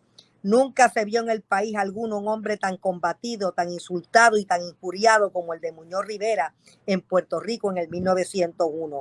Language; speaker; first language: Spanish; native; Spanish